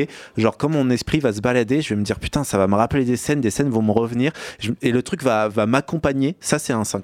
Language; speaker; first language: French; native; French